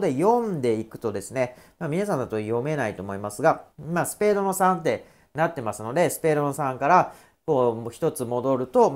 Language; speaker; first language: Japanese; native; Japanese